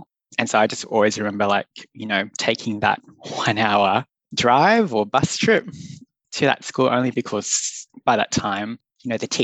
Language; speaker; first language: English; native; English